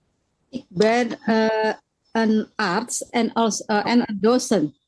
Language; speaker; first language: Dutch; non-native, learner; Indonesian